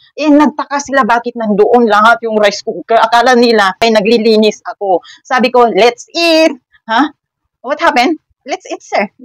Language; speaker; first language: Filipino; native; Filipino